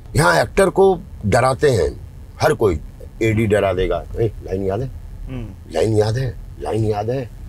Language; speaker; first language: Hindi; native; Hindi